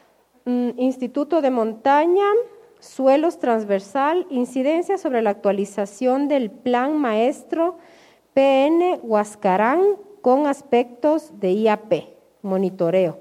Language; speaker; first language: Spanish; native; Spanish